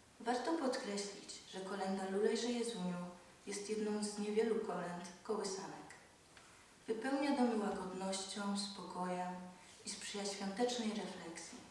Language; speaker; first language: Polish; native; Polish